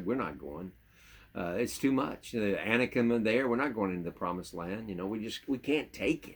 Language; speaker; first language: English; native; English